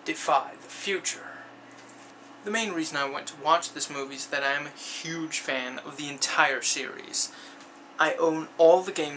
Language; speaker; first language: English; native; English